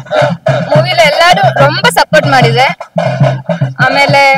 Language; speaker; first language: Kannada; non-native, learner; Malayalam